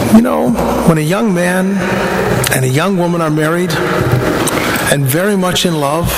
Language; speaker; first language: English; native; English